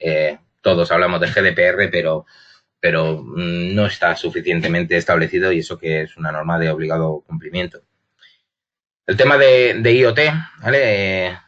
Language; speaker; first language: Spanish; native; Spanish